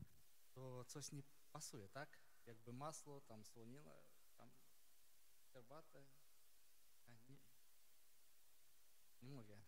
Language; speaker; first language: Polish; non-native, learner; Ukrainian